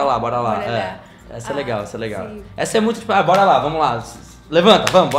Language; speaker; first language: Portuguese; native; Portuguese